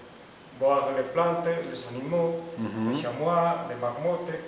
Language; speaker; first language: French; non-native, learner; Spanish